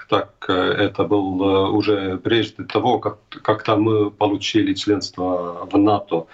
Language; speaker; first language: Russian; non-native, fluent; Estonian